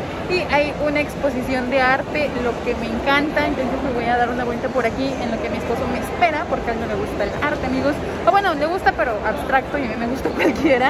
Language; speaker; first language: Spanish; native; Spanish